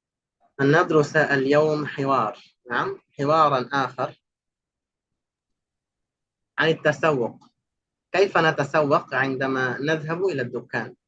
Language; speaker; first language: Arabic; non-native, fluent; Bangla